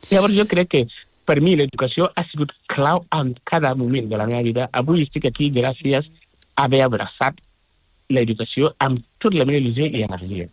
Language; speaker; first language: Catalan; non-native, fluent; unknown